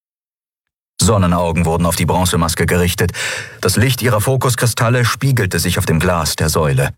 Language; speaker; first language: German; native; German